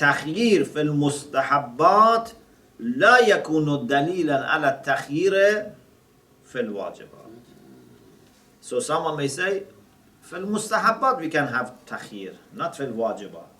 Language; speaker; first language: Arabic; non-native, fluent; Persian